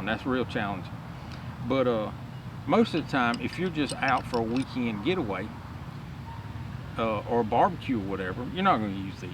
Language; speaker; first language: English; native; English